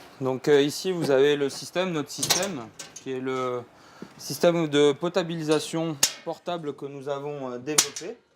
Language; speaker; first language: French; early bilingual, other home language; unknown